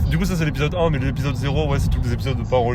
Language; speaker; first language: French; native; French